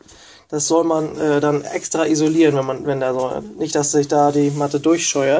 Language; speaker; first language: German; native; German